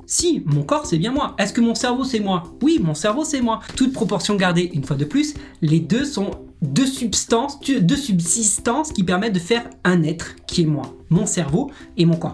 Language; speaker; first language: French; native; French